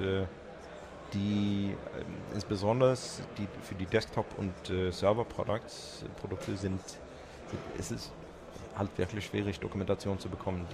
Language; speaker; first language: German; non-native, fluent; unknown